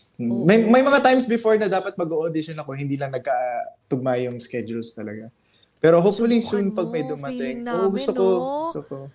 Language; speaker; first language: Filipino; native; Filipino